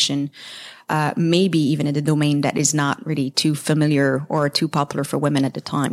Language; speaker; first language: English; non-native, fluent; French